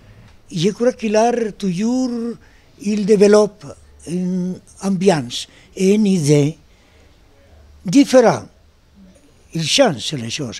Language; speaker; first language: French; non-native, learner; Spanish